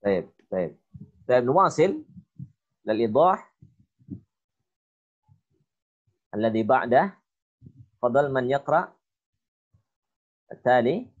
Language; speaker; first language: Arabic; non-native, fluent; Indonesian